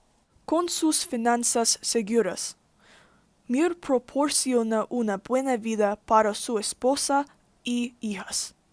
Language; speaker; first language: Spanish; non-native, learner; English